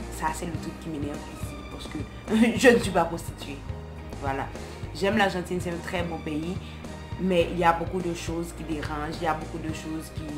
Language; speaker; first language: French; non-native, local second language; Haitian Creole